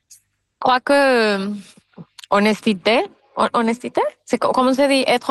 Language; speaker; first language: French; non-native, fluent; Spanish